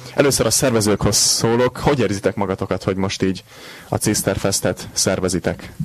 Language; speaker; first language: Hungarian; native; Hungarian